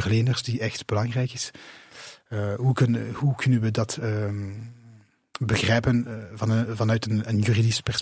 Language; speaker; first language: Dutch; non-native, local second language; French